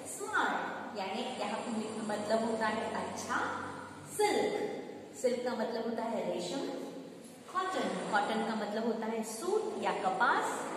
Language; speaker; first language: Hindi; non-native, local second language; Marathi